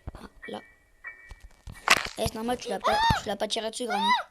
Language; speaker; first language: French; native; French